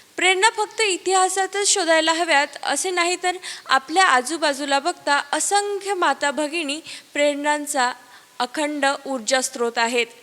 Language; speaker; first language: Marathi; native; Marathi